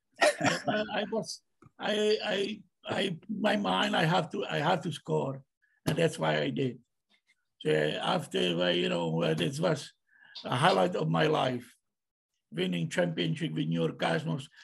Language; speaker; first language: English; non-native, learner; Czech